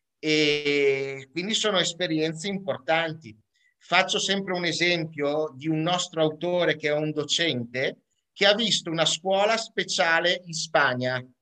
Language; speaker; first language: Italian; native; Italian